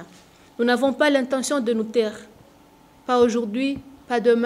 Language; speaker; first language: French; non-native, local second language; Swahili